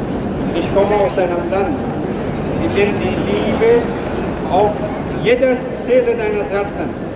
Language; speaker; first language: German; non-native, fluent; Persian